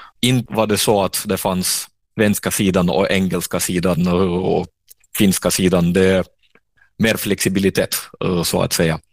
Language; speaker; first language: Swedish; non-native, fluent; Russian